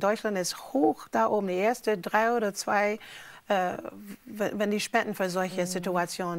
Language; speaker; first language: German; non-native, fluent; English